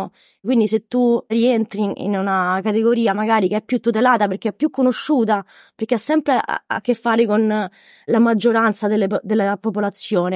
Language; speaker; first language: Italian; native; Italian